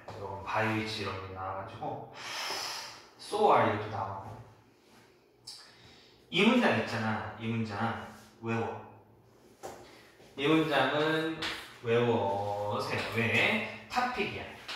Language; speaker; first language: Korean; native; Korean